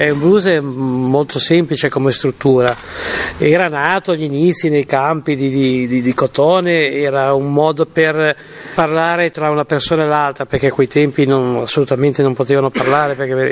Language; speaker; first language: Italian; native; Italian